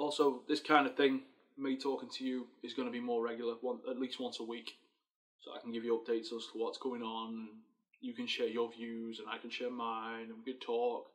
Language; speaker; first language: English; native; English